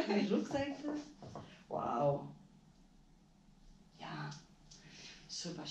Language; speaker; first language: German; non-native, learner; Spanish